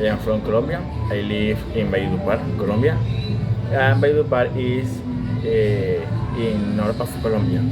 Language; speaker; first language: English; non-native, learner; Spanish